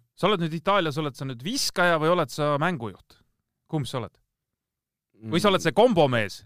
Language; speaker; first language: Estonian; native; Estonian